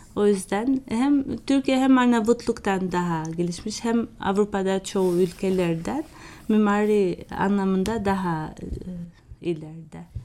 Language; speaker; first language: Turkish; non-native, fluent; Albanian